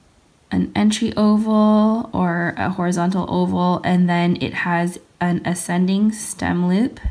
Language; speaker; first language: English; native; English